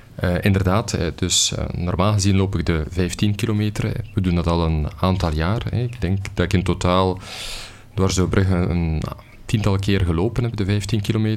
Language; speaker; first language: Dutch; native; Dutch